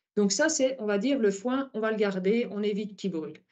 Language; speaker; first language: French; native; French